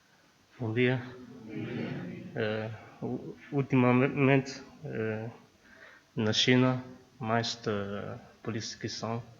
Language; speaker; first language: Portuguese; non-native, learner; Chinese